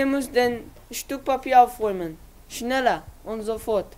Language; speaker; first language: German; non-native, learner; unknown